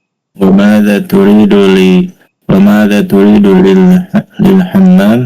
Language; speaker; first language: Arabic; non-native, learner; Indonesian